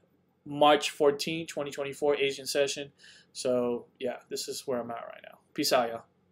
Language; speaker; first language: English; native; English